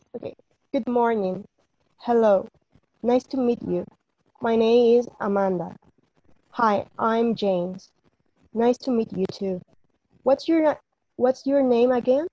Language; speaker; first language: English; non-native, learner; Spanish